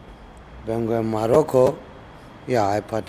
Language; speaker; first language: Spanish; non-native, learner; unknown